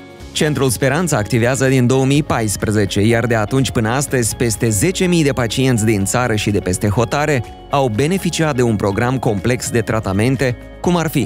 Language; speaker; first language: Romanian; native; Romanian